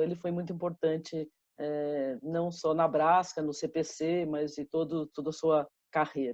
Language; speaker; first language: Portuguese; native; Portuguese